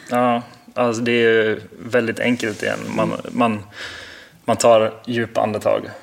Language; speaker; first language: Swedish; early bilingual, heritage; Swedish